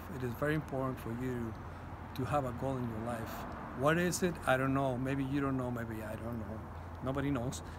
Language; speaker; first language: English; non-native, fluent; Spanish